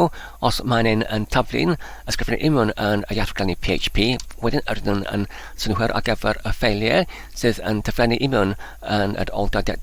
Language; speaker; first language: Welsh; non-native, learner; Polish